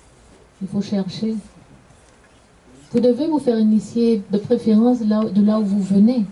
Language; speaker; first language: French; native; French